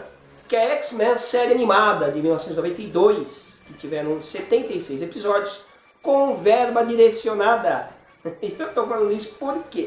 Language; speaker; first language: Portuguese; native; Portuguese